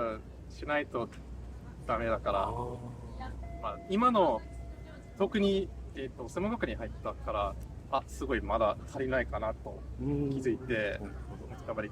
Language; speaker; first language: Japanese; non-native, learner; English